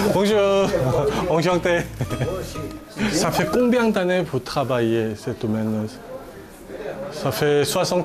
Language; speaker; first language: French; non-native, learner; Korean